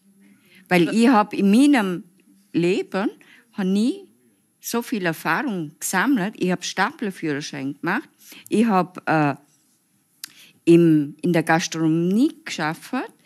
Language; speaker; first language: German; non-native, fluent; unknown